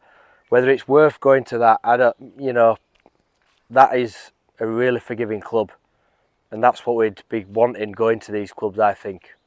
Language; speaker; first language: English; native; English